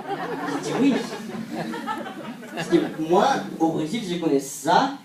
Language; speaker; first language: French; non-native, fluent; Portuguese